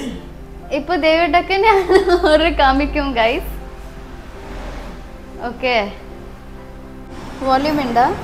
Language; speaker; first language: Malayalam; non-native, learner; Tamil